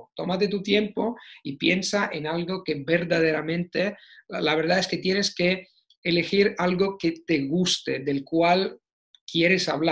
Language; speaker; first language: Spanish; non-native, fluent; Italian